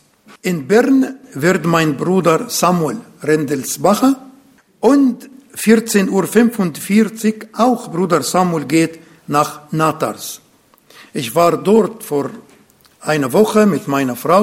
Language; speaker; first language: German; non-native, fluent; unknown